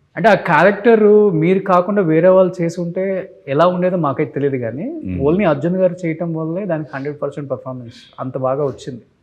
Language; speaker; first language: Telugu; native; Telugu